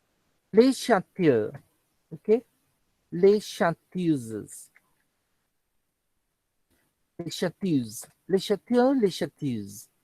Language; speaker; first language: French; non-native, fluent; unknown